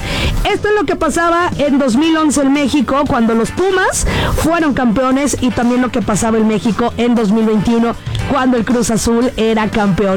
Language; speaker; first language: Spanish; native; Spanish